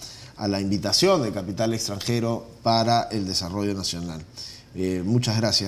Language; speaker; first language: Spanish; native; Spanish